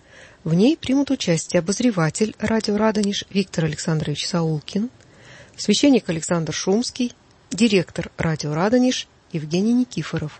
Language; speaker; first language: Russian; native; Russian